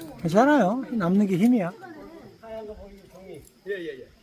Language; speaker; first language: Korean; native; Korean